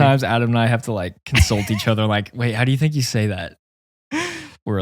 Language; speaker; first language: English; native; English